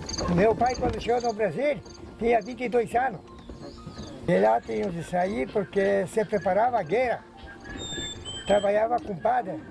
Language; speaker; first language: Portuguese; non-native, local second language; Polish